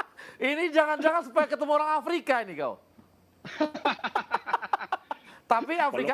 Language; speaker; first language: Indonesian; native; Indonesian